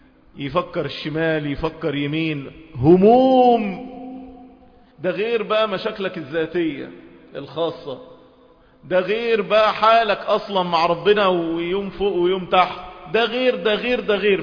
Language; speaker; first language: Arabic; native; Arabic